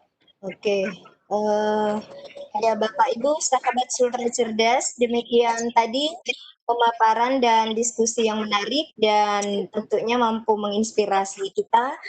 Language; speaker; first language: Indonesian; native; Indonesian